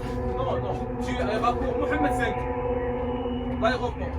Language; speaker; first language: French; non-native, local second language; Arabic